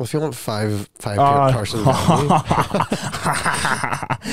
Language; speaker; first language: English; native; English